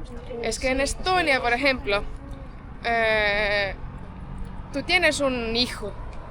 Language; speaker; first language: Spanish; non-native, fluent; Estonian